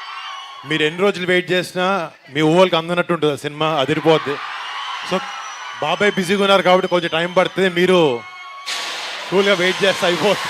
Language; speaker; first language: Telugu; native; Telugu